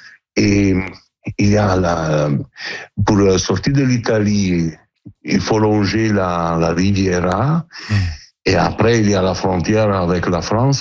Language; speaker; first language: French; non-native, learner; Italian